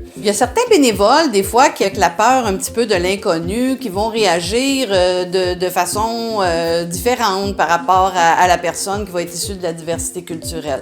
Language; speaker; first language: French; native; French